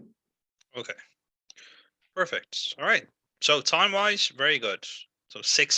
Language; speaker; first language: English; non-native, fluent; Spanish